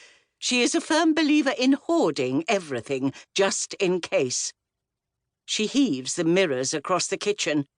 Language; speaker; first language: English; native; English